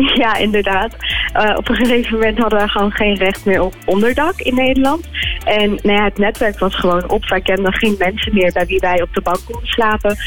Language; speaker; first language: Dutch; early bilingual, other home language; Arabic